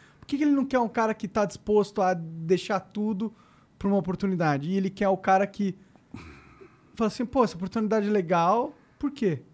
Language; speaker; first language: Portuguese; native; Portuguese